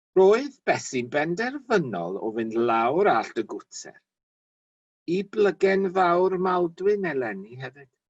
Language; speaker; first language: Welsh; native; Welsh